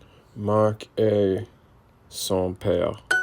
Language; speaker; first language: French; non-native, learner; English